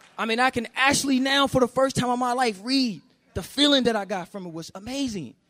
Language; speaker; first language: English; native; English